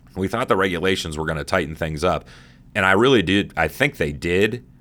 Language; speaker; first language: English; native; English